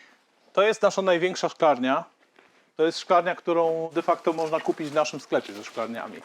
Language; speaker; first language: Polish; native; Polish